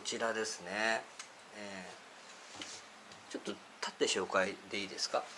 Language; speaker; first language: Japanese; native; Japanese